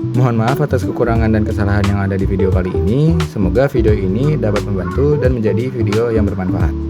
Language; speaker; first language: Indonesian; native; Indonesian